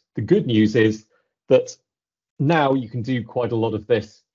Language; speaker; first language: English; native; English